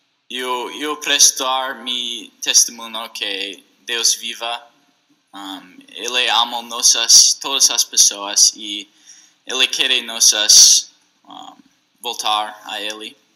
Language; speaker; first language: Portuguese; non-native, learner; English